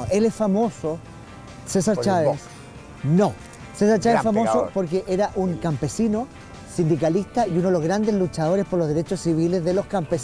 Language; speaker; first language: Spanish; native; Spanish